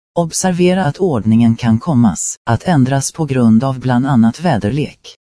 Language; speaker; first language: Swedish; native; Swedish